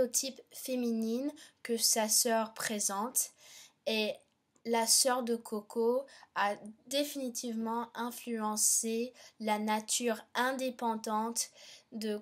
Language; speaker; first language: French; non-native, learner; English